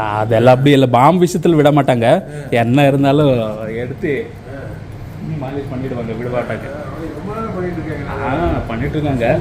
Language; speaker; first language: Tamil; non-native, learner; Kannada